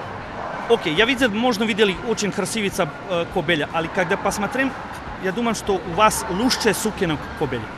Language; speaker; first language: Russian; non-native, learner; Serbian